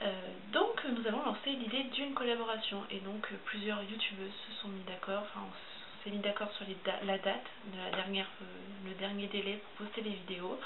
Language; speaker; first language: French; native; French